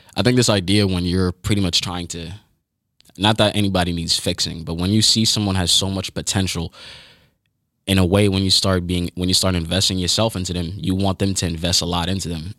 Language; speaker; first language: English; early bilingual, other home language; Haitian Creole